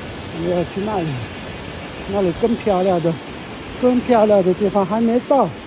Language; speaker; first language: Chinese; non-native, fluent; Tibetan